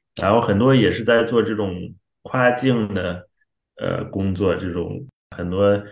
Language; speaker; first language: Chinese; non-native, fluent; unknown